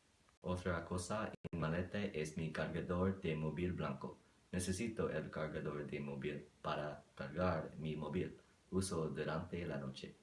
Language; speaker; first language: Spanish; non-native, learner; English